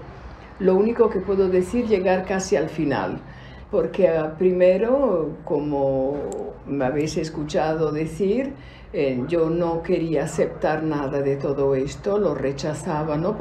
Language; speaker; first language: Spanish; non-native, fluent; Italian